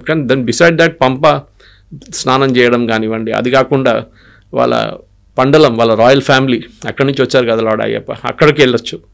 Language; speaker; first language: Telugu; non-native, local second language; Malayalam